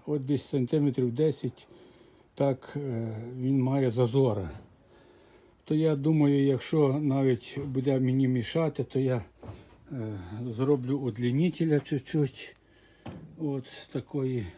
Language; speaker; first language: Ukrainian; native; Ukrainian